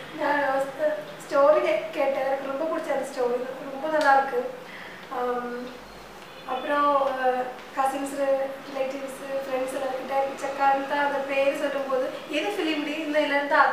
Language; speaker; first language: Tamil; non-native, learner; Malayalam